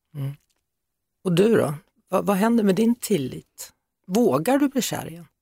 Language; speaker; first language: Swedish; native; Swedish